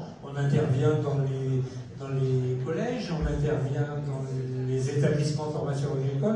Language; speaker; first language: French; native; French